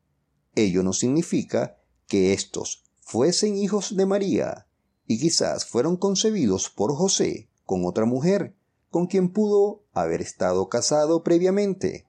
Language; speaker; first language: Spanish; native; Spanish